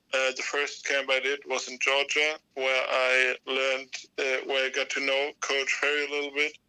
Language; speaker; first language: English; non-native, fluent; German